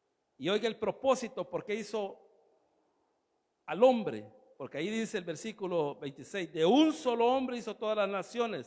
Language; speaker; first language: Spanish; native; Spanish